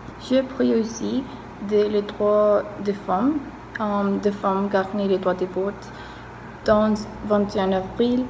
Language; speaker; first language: French; non-native, learner; Spanish